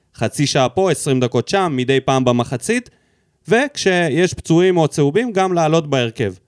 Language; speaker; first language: Hebrew; early bilingual, other home language; Russian